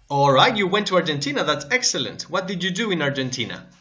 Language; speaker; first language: English; non-native, fluent; Spanish